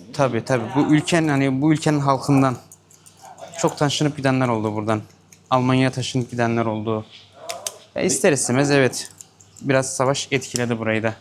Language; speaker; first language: Turkish; native; Turkish